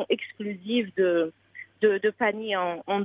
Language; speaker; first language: French; non-native, local second language; Arabic